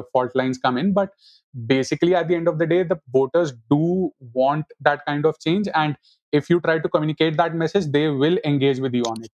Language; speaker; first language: English; non-native, local second language; Hindi